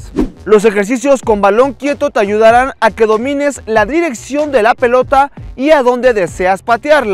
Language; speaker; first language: Spanish; native; Spanish